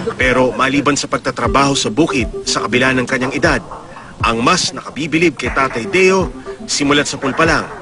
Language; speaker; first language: Filipino; native; Filipino